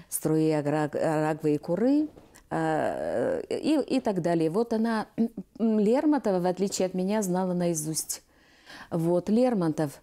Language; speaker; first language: Russian; non-native, local second language; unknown